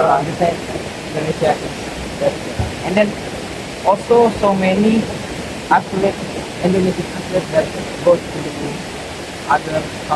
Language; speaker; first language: English; non-native, learner; Indonesian